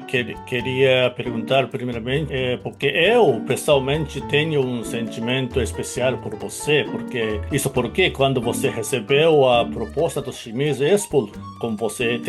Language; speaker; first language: Portuguese; non-native, fluent; Japanese